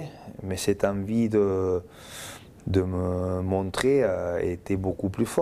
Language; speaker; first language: French; non-native, fluent; Spanish